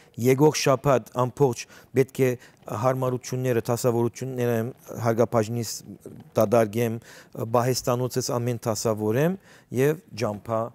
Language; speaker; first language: Armenian; early bilingual, heritage; Armenian